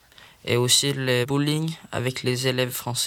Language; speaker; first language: French; non-native, learner; Swedish